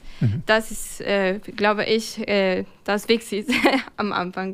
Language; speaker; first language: German; non-native, fluent; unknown